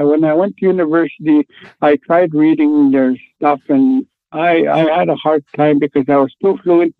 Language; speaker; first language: English; non-native, fluent; Cree